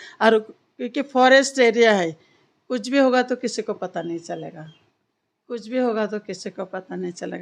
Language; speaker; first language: Hindi; non-native, local second language; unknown